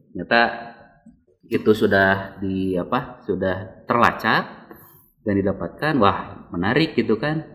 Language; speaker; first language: Indonesian; native; Indonesian